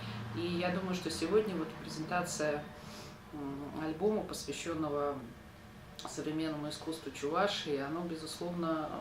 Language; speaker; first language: Russian; native; Russian